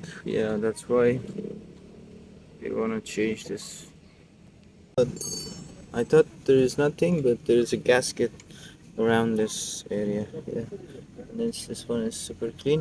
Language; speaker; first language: English; non-native, learner; Persian